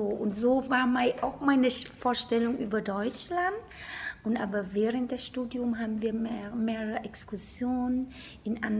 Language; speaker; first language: German; non-native, fluent; Vietnamese